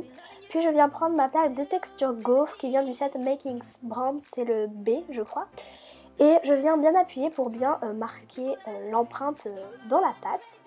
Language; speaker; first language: French; native; French